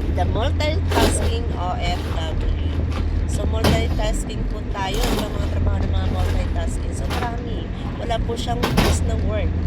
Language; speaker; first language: Filipino; non-native, local second language; Cebuano